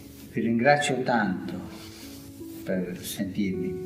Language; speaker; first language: Italian; non-native, fluent; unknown